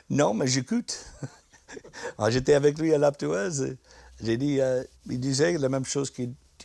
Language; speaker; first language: French; non-native, fluent; English